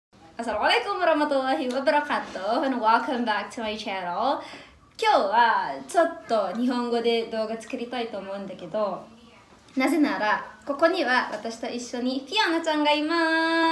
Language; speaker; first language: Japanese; early bilingual, other home language; Indonesian